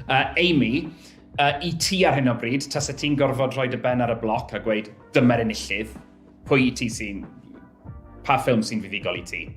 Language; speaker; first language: Welsh; native; Welsh